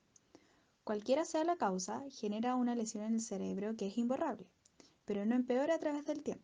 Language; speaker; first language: Spanish; native; Spanish